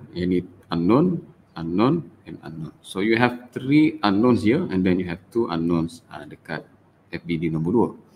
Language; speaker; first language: English; non-native, local second language; Malay